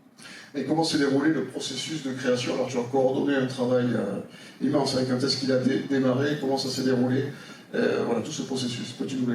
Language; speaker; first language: French; native; French